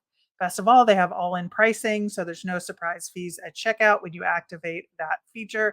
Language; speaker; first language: English; native; English